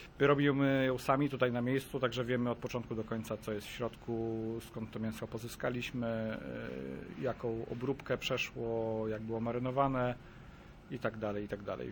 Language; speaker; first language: Polish; native; Polish